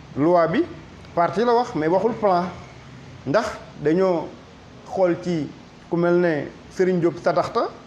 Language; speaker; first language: Wolof; native; Wolof